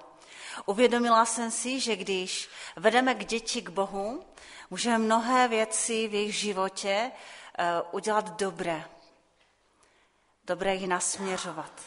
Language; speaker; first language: Czech; non-native, local second language; Polish